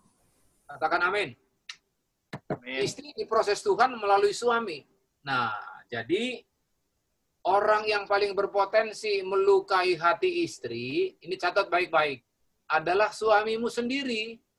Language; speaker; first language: Indonesian; native; Indonesian